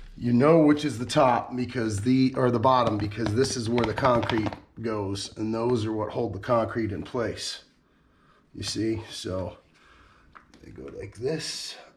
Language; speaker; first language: English; native; English